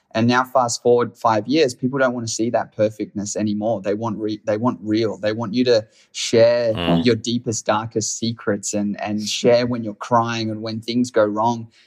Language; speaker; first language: English; native; English